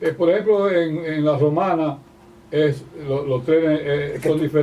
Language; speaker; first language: Spanish; native; Spanish